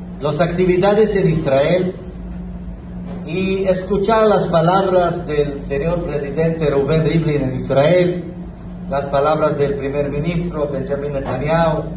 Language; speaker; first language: Spanish; non-native, fluent; Hebrew